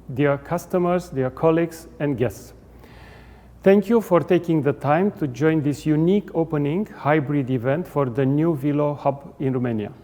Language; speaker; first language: English; non-native, fluent; Romanian